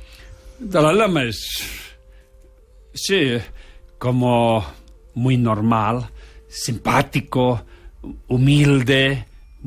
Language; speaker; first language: Spanish; non-native, learner; Tibetan